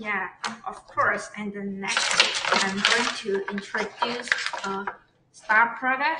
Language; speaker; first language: English; non-native, learner; Chinese